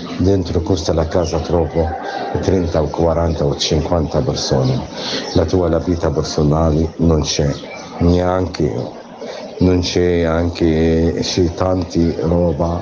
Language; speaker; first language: Italian; non-native, learner; Arabic